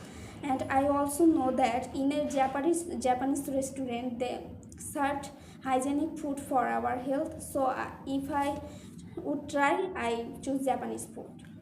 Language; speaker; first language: English; non-native, learner; Bangla